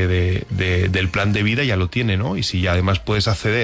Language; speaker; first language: Spanish; native; Spanish